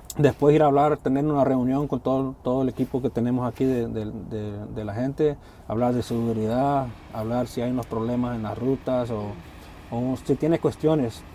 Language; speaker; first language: Spanish; early bilingual, heritage; Spanish